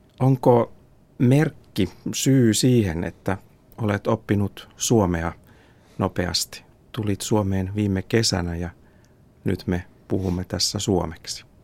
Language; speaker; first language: Finnish; native; Finnish